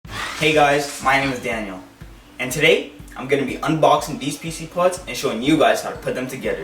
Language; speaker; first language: English; native; English